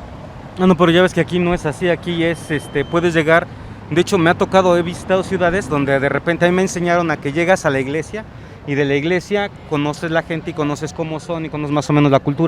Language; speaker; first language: Spanish; native; Spanish